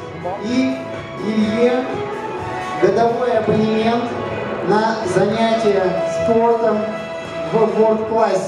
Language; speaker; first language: Russian; native; Russian